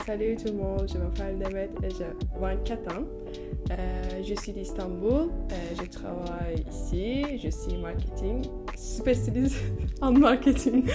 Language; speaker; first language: French; non-native, learner; Turkish